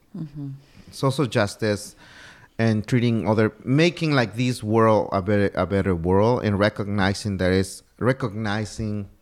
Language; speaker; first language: English; non-native, fluent; Spanish